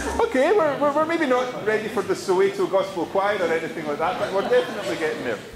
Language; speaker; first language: English; native; English